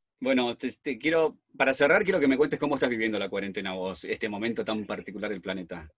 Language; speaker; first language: Spanish; native; Spanish